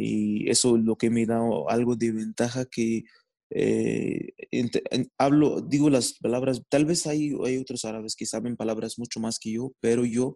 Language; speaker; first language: Spanish; non-native, fluent; Arabic